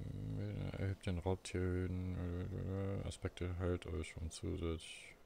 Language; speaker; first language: German; native; German